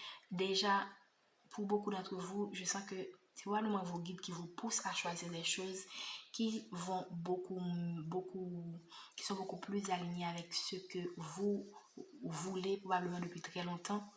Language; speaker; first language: French; native; French